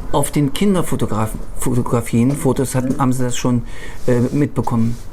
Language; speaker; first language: German; non-native, fluent; Russian